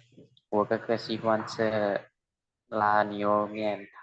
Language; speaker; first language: Chinese; non-native, learner; Indonesian